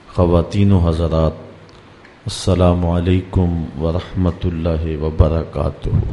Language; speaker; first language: Urdu; native; Urdu